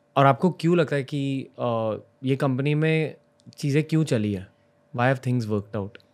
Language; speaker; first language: Hindi; native; Hindi